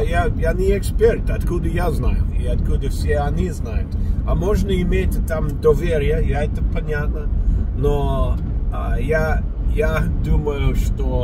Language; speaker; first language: Russian; non-native, fluent; English